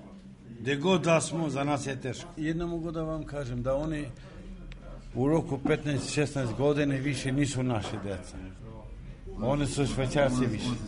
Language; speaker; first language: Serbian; non-native, local second language; Albanian